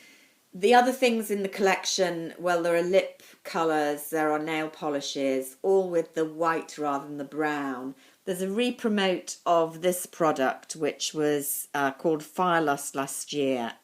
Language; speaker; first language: English; native; English